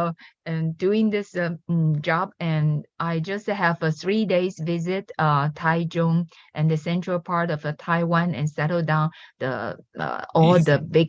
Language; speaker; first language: English; non-native, learner; Chinese